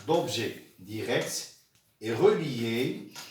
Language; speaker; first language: French; non-native, local second language; Arabic